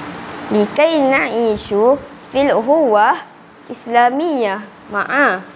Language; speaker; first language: Arabic; non-native, learner; Malay